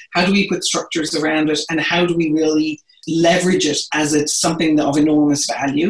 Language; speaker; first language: English; native; English